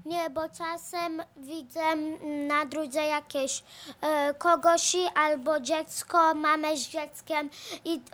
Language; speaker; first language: Polish; early bilingual, heritage; Polish